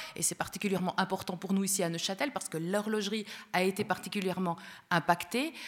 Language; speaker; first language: French; early bilingual, other home language; Spanish